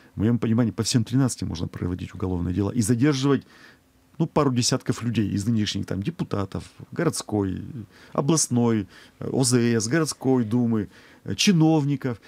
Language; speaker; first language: Russian; native; Russian